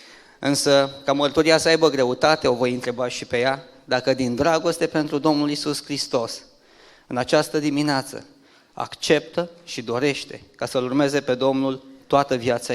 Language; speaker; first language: Romanian; native; Romanian